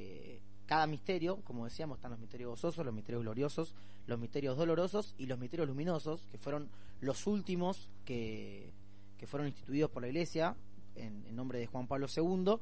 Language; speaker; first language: Spanish; native; Spanish